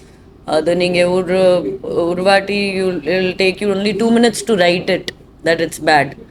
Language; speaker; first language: Tamil; non-native, fluent; Hindi